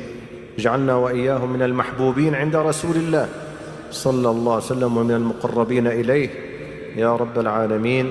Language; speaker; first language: Arabic; native; Arabic